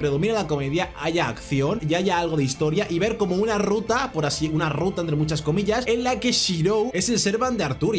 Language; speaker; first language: Spanish; native; Spanish